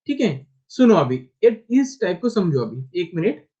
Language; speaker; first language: Hindi; non-native, local second language; Marathi